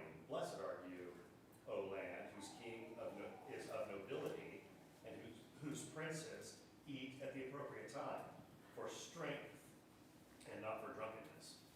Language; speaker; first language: English; native; English